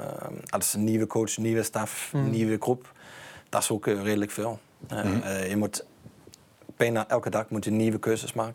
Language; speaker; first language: Dutch; non-native, fluent; Danish